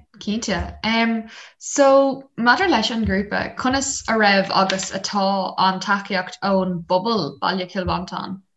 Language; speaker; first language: Irish; non-native, local second language; English